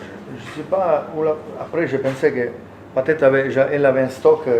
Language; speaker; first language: French; non-native, learner; Italian